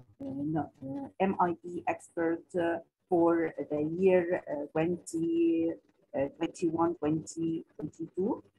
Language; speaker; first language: English; non-native, local second language; Arabic